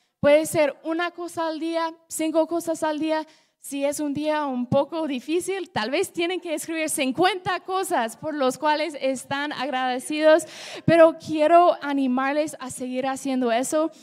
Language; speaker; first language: Spanish; non-native, fluent; English